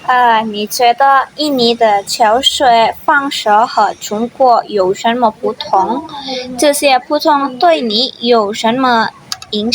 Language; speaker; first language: Chinese; non-native, learner; Indonesian